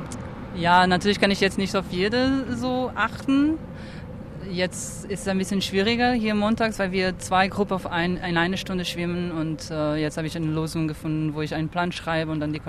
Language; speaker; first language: German; non-native, fluent; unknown